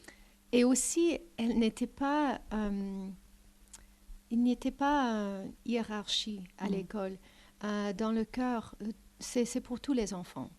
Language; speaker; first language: French; non-native, fluent; English